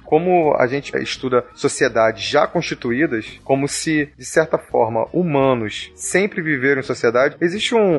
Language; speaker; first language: Portuguese; native; Portuguese